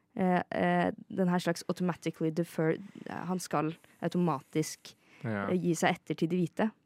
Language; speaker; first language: Norwegian; native; Norwegian